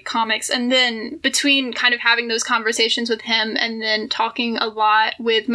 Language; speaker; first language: English; native; English